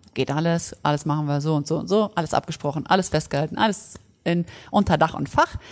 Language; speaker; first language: German; early bilingual, other home language; Polish